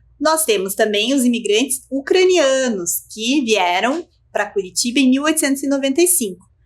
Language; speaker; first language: Portuguese; native; Portuguese